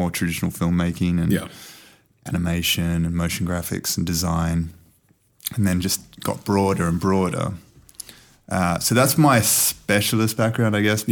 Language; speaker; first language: English; native; English